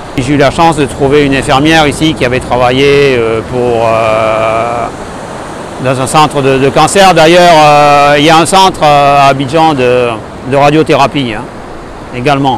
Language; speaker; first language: French; native; French